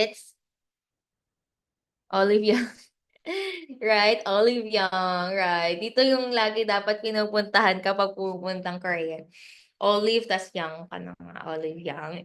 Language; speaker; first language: Filipino; native; Filipino